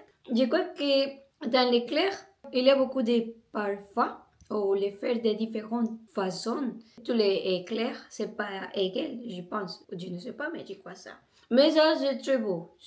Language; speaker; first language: French; non-native, learner; Spanish